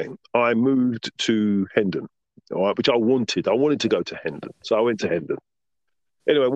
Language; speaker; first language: English; native; English